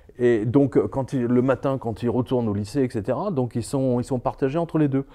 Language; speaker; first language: French; early bilingual, other home language; Serbian